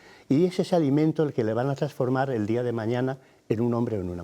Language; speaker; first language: Spanish; native; Spanish